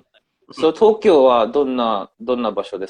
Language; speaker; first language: Japanese; non-native, learner; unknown